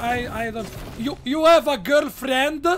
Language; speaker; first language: English; non-native, learner; Italian